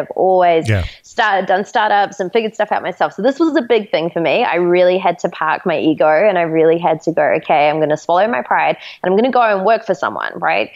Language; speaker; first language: English; native; English